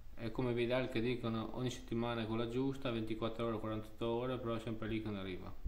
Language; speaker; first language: Italian; non-native, fluent; Albanian